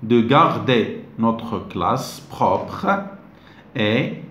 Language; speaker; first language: French; non-native, local second language; Arabic